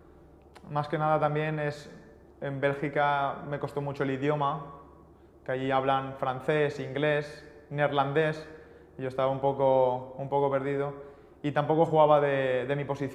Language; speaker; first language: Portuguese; non-native, learner; Spanish